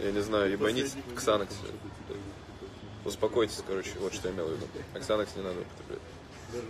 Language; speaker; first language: Russian; native; Russian